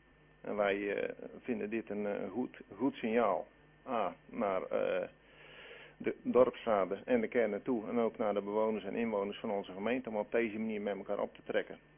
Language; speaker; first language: Dutch; native; Dutch